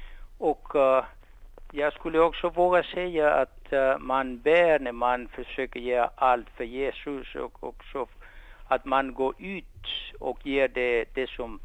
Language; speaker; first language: Swedish; non-native, fluent; Spanish